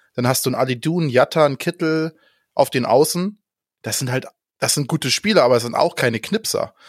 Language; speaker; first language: German; non-native, fluent; Danish